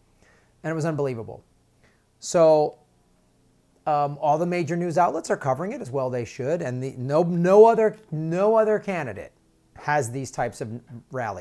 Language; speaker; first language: English; native; English